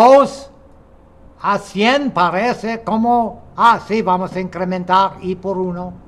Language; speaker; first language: Spanish; non-native, fluent; English